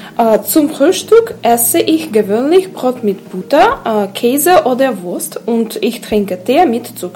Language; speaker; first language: German; non-native, learner; Russian